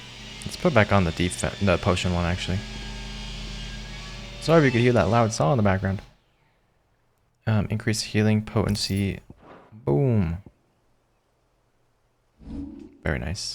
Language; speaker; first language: English; native; English